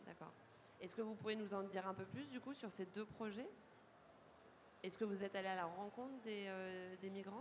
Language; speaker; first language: French; native; French